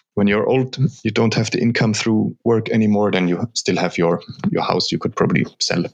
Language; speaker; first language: English; non-native, fluent; German